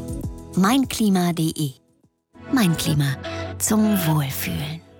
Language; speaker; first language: German; native; German